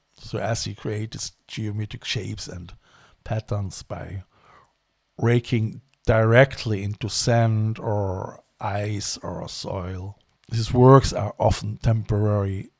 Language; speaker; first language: English; non-native, fluent; German